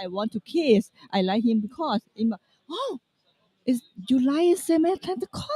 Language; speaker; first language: English; non-native, learner; Thai